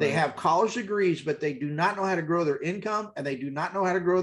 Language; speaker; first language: English; native; English